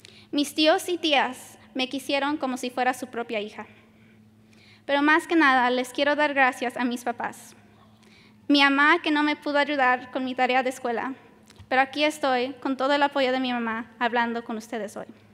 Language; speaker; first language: Spanish; early bilingual, heritage; Spanish